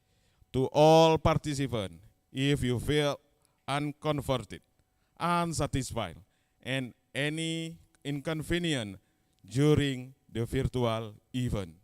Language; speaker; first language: English; non-native, learner; Indonesian